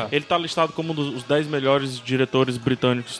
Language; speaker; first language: Portuguese; native; Portuguese